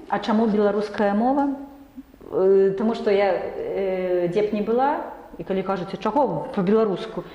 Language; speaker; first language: Belarusian; non-native, local second language; Russian